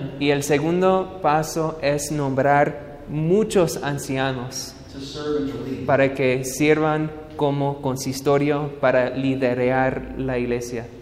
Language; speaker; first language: Spanish; non-native, learner; English